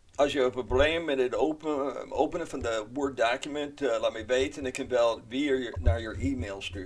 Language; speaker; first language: Dutch; non-native, fluent; English